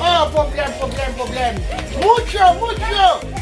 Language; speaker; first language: Spanish; non-native, learner; Haitian Creole